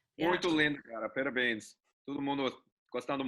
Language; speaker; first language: Portuguese; non-native, learner; English